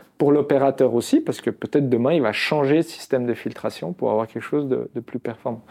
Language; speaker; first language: French; non-native, local second language; Arabic